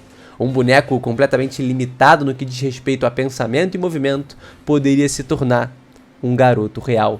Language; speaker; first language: Portuguese; native; Portuguese